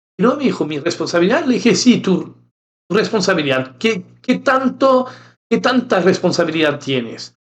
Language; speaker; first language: Spanish; non-native, fluent; French